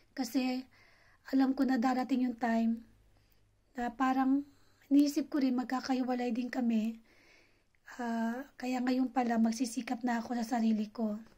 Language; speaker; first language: Filipino; native; Filipino